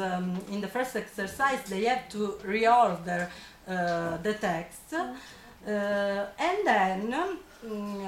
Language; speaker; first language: English; non-native, fluent; Italian